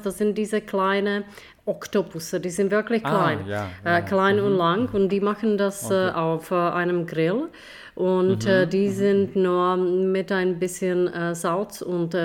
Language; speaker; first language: German; non-native, fluent; Czech